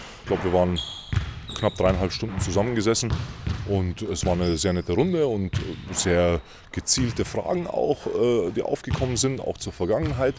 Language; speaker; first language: German; native; German